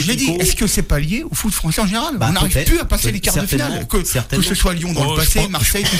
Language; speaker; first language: French; native; French